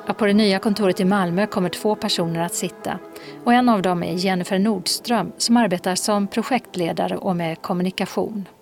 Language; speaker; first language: Swedish; native; Swedish